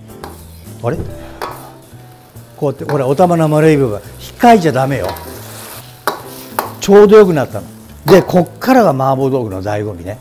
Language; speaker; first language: Japanese; native; Japanese